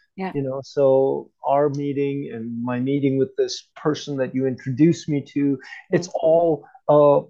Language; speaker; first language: English; native; English